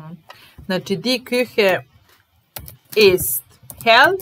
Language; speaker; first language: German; non-native, fluent; Serbian